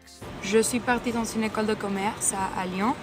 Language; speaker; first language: French; non-native, fluent; Spanish